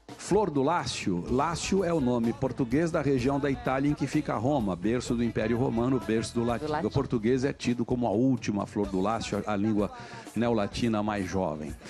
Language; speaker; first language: Portuguese; native; Portuguese